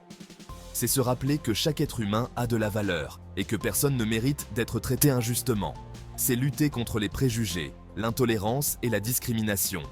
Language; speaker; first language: French; native; French